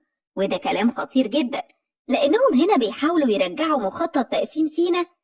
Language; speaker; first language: Arabic; native; Arabic